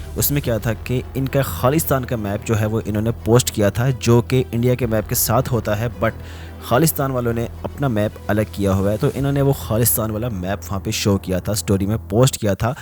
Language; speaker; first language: Urdu; native; Urdu